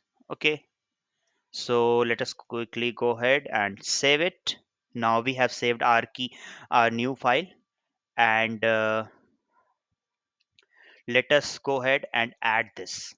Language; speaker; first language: English; non-native, local second language; Hindi